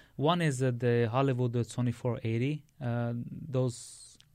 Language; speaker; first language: English; non-native, fluent; Italian